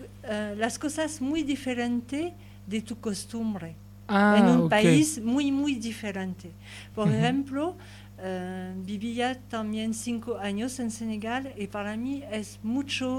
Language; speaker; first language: Spanish; non-native, learner; French